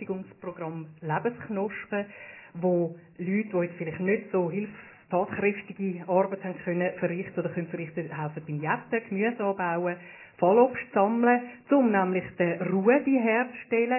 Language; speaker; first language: German; native; German